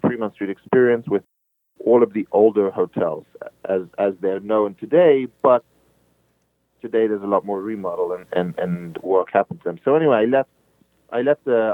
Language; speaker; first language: English; native; English